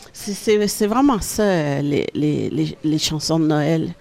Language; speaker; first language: French; early bilingual, other home language; Haitian Creole